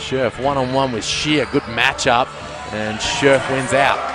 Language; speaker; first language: English; native; English